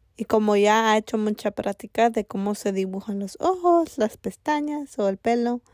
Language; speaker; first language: Spanish; early bilingual, other home language; English